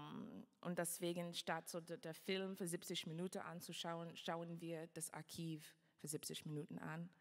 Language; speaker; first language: German; non-native, fluent; English